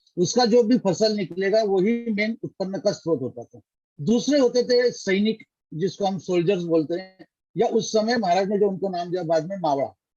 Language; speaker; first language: Hindi; non-native, local second language; Marathi